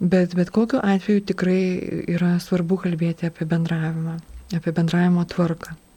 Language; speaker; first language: Lithuanian; native; Lithuanian